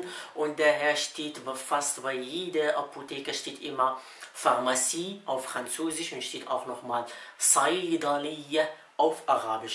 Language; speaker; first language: German; non-native, fluent; Arabic